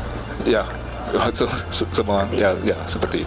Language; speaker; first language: Indonesian; non-native, fluent; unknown